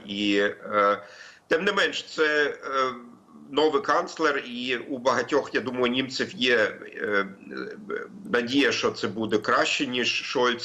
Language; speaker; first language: Ukrainian; non-native, fluent; German